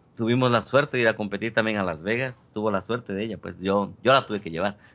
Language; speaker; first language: Spanish; native; Spanish